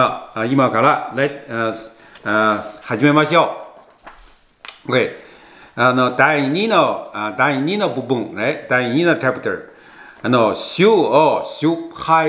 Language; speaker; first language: Japanese; non-native, fluent; Chinese